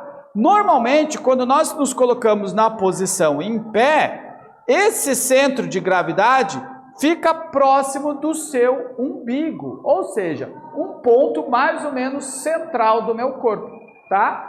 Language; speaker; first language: Portuguese; native; Portuguese